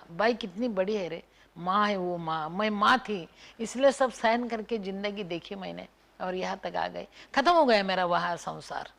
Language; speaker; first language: Hindi; non-native, local second language; Marathi